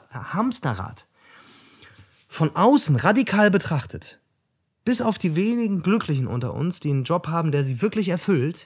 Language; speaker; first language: German; native; German